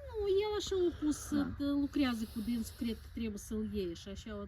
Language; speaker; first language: Romanian; native; Romanian